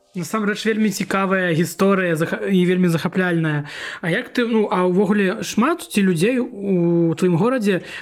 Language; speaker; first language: Belarusian; non-native, local second language; Russian